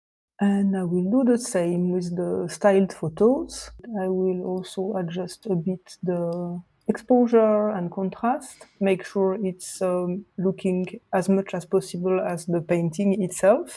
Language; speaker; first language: English; non-native, fluent; French